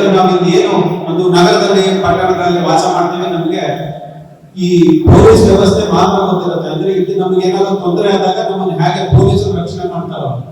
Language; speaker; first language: Kannada; native; Kannada